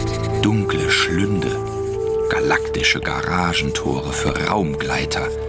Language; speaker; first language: German; native; German